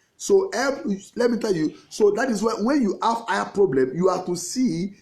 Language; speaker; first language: English; non-native, local second language; Yoruba